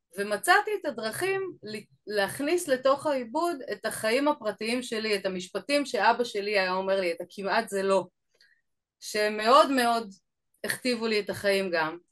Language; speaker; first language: Hebrew; early bilingual, other home language; Russian